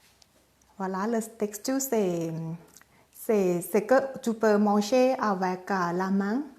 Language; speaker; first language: French; non-native, learner; Thai